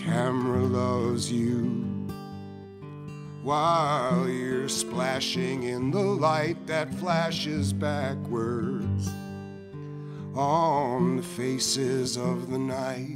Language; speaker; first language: English; native; English